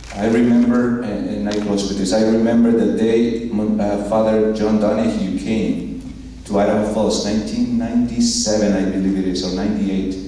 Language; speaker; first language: English; non-native, fluent; Spanish